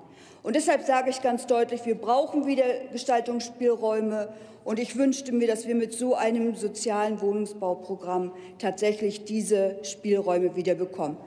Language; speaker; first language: German; native; German